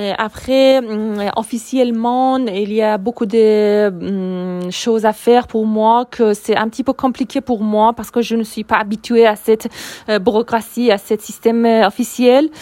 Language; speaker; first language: French; non-native, learner; Persian